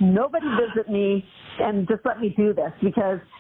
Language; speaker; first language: English; native; English